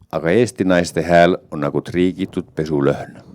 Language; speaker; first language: Estonian; non-native, fluent; English